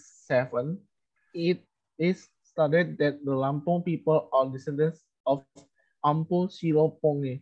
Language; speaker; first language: English; non-native, learner; Indonesian